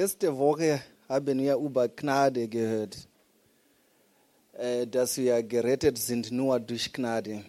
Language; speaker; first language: German; non-native, fluent; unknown